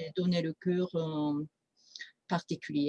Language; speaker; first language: French; non-native, fluent; Japanese